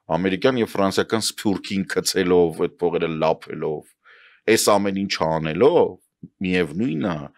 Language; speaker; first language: Armenian; native; Armenian